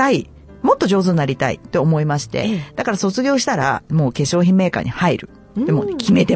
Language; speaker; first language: Japanese; native; Japanese